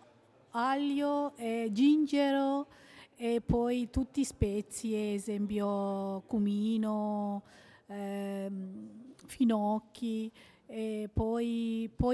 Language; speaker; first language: Italian; non-native, learner; Sinhala